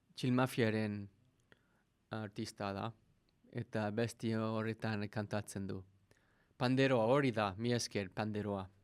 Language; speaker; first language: Basque; non-native, learner; English